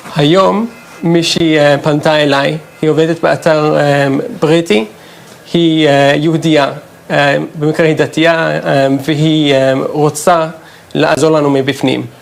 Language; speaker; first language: Hebrew; non-native, fluent; English